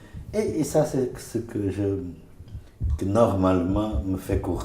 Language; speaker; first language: French; non-native, fluent; Portuguese